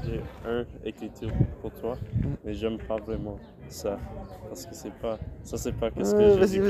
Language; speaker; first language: French; non-native, fluent; English